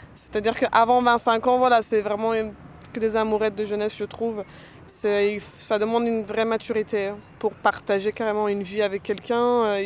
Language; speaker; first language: French; non-native, fluent; Persian